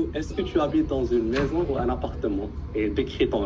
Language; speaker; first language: French; early bilingual, heritage; Arabic